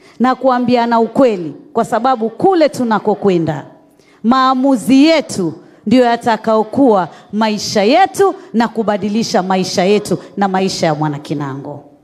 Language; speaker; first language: Swahili; native; Swahili